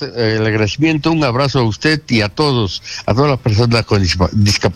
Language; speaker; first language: Spanish; native; Spanish